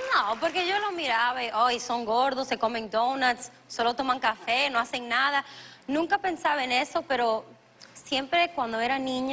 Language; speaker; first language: Spanish; early bilingual, other home language; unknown